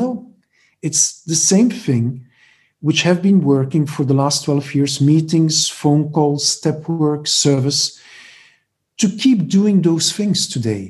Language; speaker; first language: English; non-native, fluent; Dutch